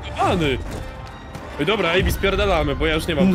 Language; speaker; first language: Polish; native; Polish